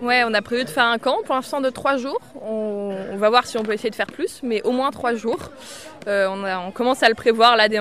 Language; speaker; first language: French; native; French